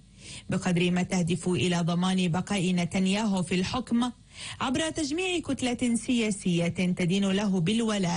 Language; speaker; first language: Arabic; native; Arabic